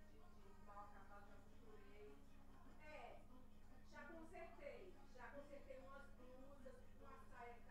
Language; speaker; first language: Portuguese; native; Portuguese